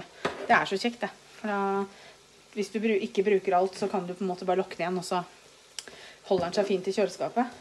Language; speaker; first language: Norwegian; native; Norwegian